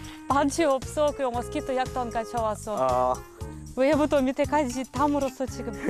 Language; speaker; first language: Korean; non-native, learner; Russian